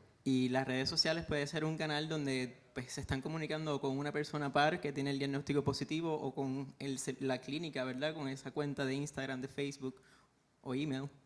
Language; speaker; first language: Spanish; native; Spanish